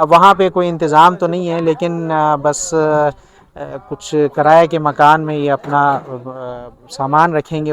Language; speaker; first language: Urdu; native; Urdu